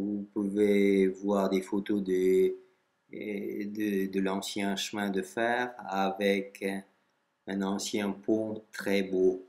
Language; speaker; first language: French; non-native, fluent; Russian